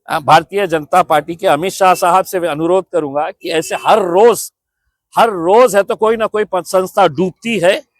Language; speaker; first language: Hindi; non-native, local second language; Marathi